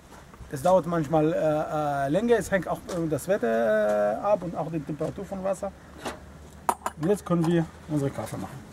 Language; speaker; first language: German; non-native, learner; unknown